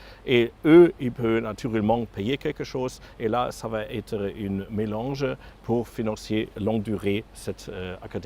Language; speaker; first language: French; non-native, fluent; German